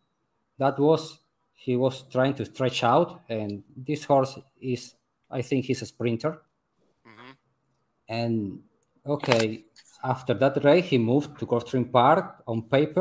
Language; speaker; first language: English; non-native, learner; Spanish